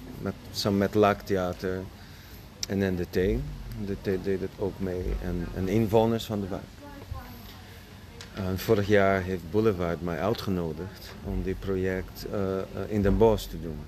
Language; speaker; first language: Dutch; non-native, fluent; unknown